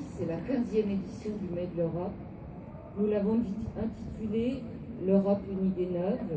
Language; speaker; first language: French; native; French